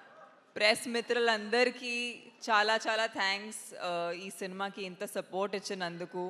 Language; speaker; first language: Telugu; non-native, local second language; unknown